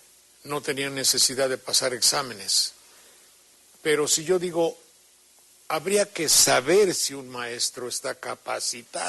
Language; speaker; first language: Spanish; native; Spanish